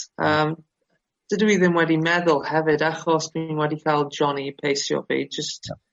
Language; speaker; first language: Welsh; non-native, local second language; English